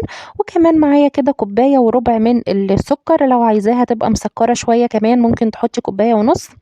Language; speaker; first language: Arabic; native; Arabic